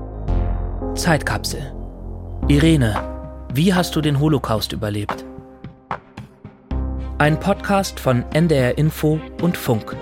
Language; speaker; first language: German; native; German